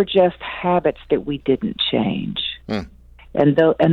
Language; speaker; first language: English; native; English